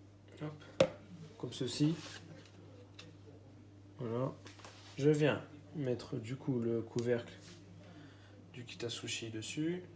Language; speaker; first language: French; native; French